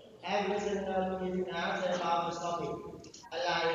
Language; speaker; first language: English; non-native, learner; Vietnamese